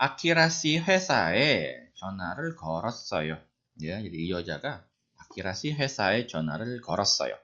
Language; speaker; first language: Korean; non-native, fluent; Indonesian